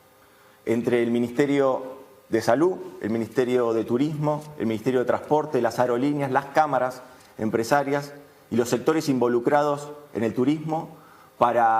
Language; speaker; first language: Spanish; native; Spanish